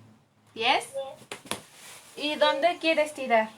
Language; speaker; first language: Spanish; native; Spanish